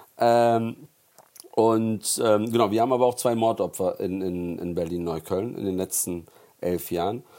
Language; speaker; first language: German; early bilingual, other home language; Turkish